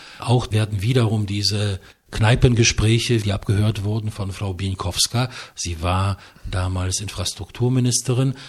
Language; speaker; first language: German; non-native, fluent; Polish